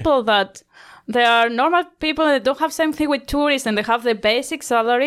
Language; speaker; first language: English; non-native, learner; Greek